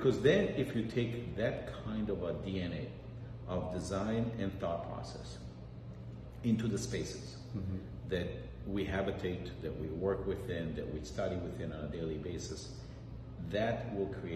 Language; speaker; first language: English; native; English